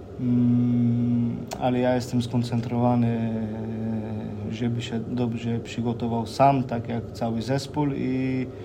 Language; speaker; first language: Polish; non-native, fluent; Slovenian